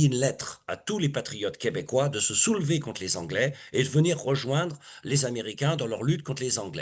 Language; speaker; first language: French; native; French